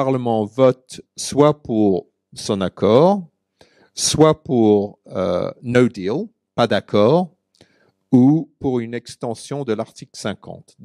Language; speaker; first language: French; early bilingual, other home language; English